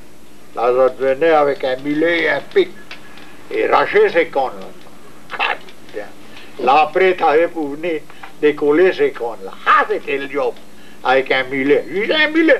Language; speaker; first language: French; native; French